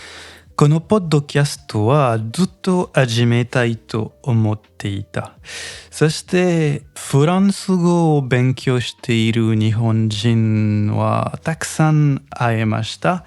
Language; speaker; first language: Japanese; non-native, learner; French